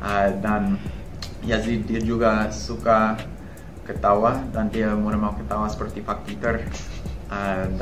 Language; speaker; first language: Indonesian; non-native, fluent; English